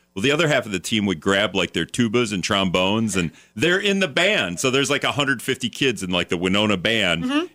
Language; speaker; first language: English; native; English